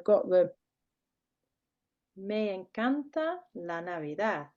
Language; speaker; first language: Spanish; non-native, fluent; English